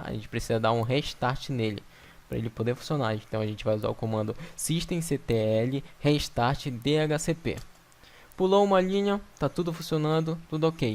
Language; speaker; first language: Portuguese; native; Portuguese